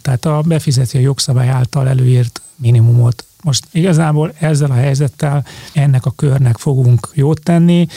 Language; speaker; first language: Hungarian; native; Hungarian